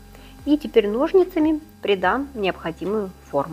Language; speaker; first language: Russian; native; Russian